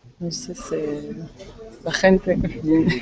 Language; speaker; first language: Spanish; non-native, learner; French